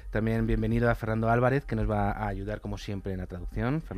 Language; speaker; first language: Spanish; native; Spanish